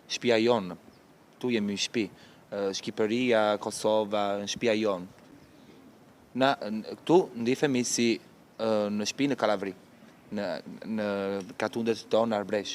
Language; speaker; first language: Albanian; early bilingual, heritage; Albanian